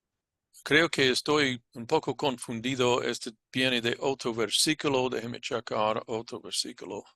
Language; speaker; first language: Spanish; non-native, fluent; English